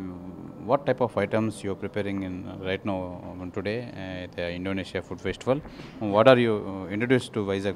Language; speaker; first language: English; non-native, local second language; Telugu